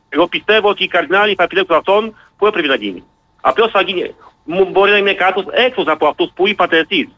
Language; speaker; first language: Greek; non-native, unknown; Polish